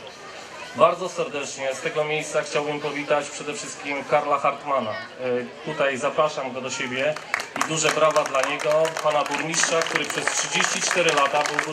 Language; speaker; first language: Polish; native; Polish